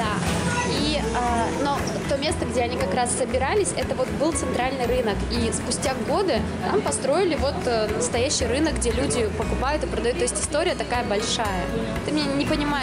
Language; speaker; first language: Russian; native; Russian